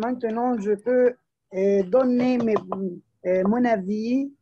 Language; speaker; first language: French; non-native, fluent; Arabic